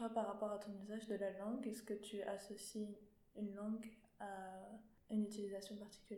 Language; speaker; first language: French; native; French